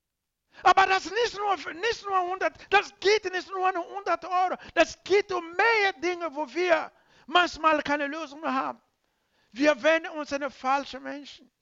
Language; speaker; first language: German; non-native, learner; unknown